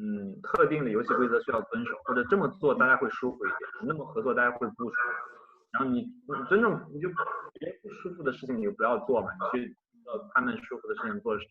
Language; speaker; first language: Chinese; native; Chinese